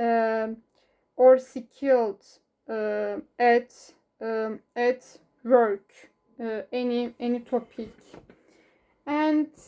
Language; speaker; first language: English; non-native, learner; Turkish